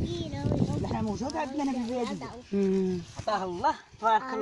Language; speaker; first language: Arabic; native; Arabic